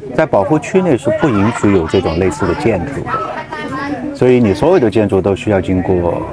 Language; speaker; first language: Chinese; native; Chinese